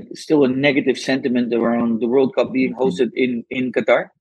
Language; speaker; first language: English; non-native, fluent; Dutch